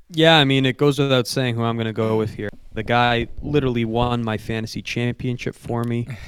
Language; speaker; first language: English; native; English